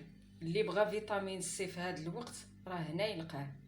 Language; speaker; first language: Arabic; native; Arabic